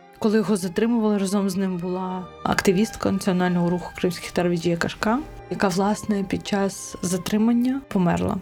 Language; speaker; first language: Ukrainian; non-native, local second language; Crimean Tatar